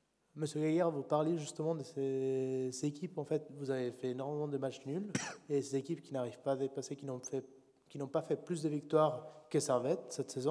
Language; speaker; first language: French; native; French